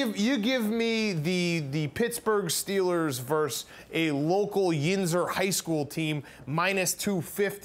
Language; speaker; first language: English; native; English